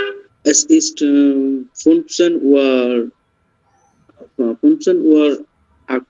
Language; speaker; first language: German; non-native, learner; Bangla